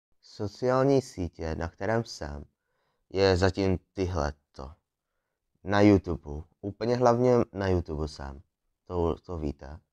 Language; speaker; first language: Czech; early bilingual, other home language; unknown